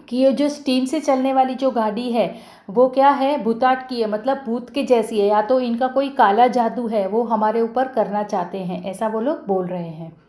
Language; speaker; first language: Hindi; non-native, local second language; Marathi